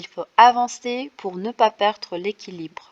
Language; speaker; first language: French; non-native, fluent; Armenian